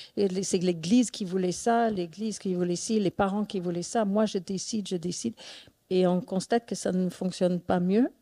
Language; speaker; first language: French; non-native, fluent; English